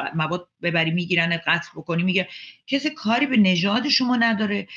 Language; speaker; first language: Persian; native; Persian